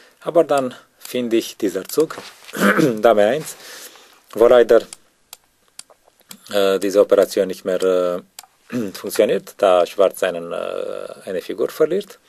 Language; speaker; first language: German; non-native, learner; Romanian